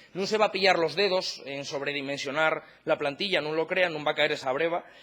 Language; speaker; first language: Asturian; native; Asturian